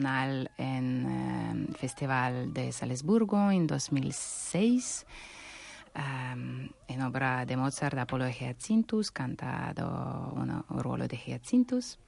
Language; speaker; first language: Spanish; non-native, learner; Russian